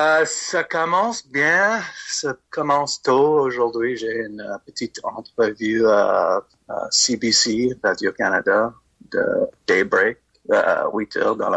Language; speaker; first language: French; non-native, fluent; English